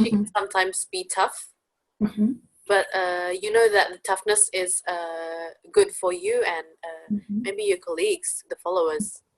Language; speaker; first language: English; non-native, fluent; Indonesian